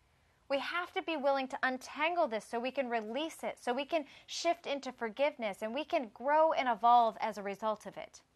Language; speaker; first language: English; native; English